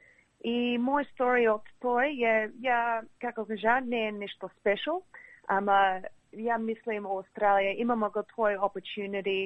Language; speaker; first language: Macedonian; early bilingual, heritage; English